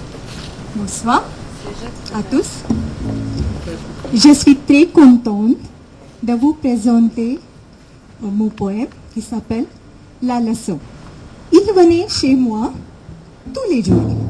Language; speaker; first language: French; non-native, learner; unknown